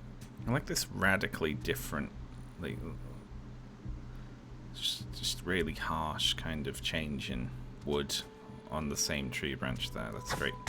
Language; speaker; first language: English; native; English